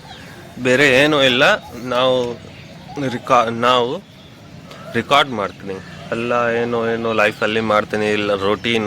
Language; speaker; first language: Kannada; non-native, local second language; Hindi